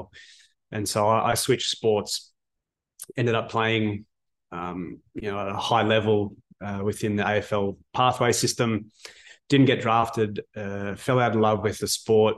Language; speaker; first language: English; native; English